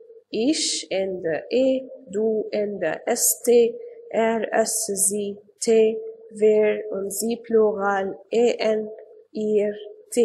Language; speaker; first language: German; non-native, fluent; Arabic